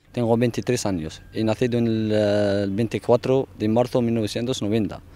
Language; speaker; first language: Spanish; non-native, fluent; Arabic